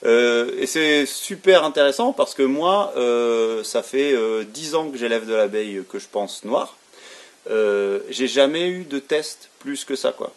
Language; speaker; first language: French; native; French